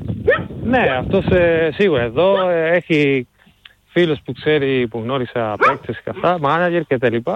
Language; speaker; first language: Greek; non-native, learner; Spanish